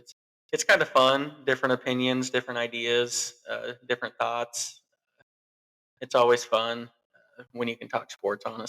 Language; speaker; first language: English; native; English